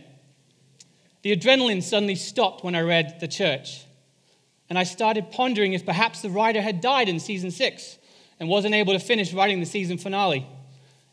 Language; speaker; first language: English; native; English